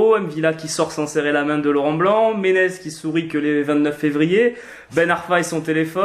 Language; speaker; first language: French; native; French